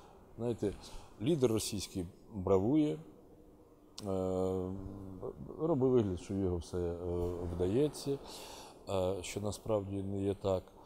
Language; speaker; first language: Ukrainian; native; Ukrainian